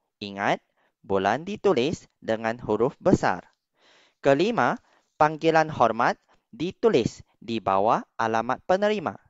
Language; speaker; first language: Malay; non-native, local second language; Chinese